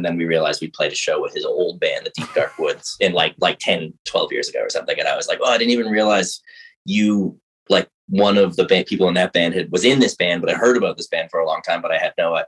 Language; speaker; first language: English; native; English